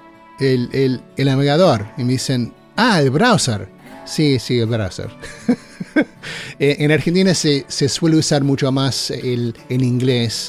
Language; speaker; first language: Spanish; native; Spanish